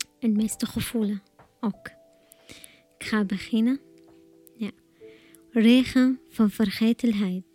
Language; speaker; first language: Dutch; non-native, learner; Arabic